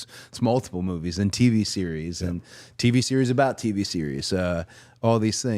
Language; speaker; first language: English; native; English